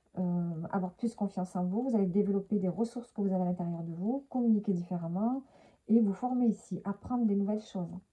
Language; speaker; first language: French; native; French